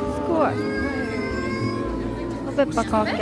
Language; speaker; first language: Swedish; non-native, learner; Japanese